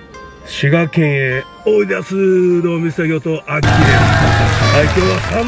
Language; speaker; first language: Japanese; native; Japanese